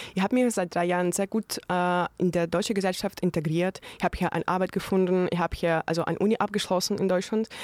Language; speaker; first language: German; non-native, learner; Ukrainian